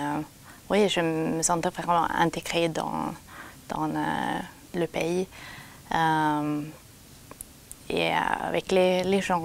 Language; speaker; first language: French; non-native, fluent; Swedish